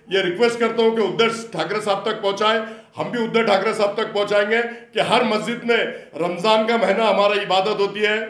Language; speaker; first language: Hindi; non-native, local second language; Urdu